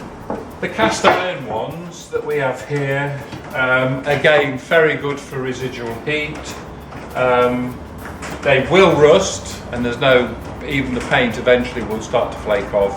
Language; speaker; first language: English; native; English